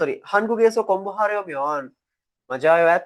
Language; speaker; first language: Korean; non-native, fluent; Sinhala